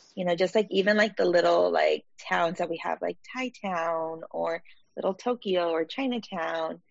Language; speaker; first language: English; native; English